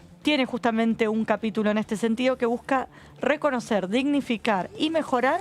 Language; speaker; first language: Spanish; native; Spanish